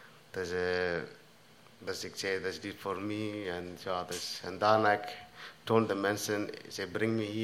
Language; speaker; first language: Dutch; non-native, learner; Tamil